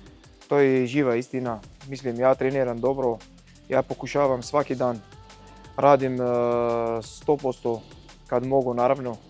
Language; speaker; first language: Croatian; non-native, fluent; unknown